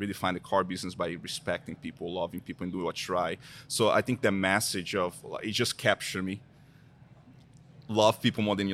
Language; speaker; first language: English; non-native, fluent; Portuguese